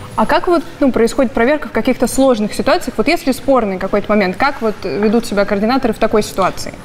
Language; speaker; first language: Russian; native; Russian